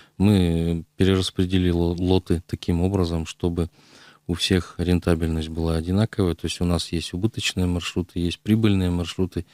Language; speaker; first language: Russian; native; Russian